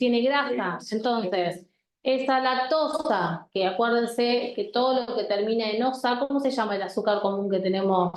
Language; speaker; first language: Spanish; native; Spanish